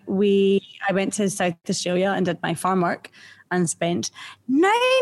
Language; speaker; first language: English; native; English